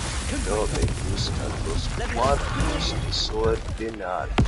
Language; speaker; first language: Spanish; non-native, learner; English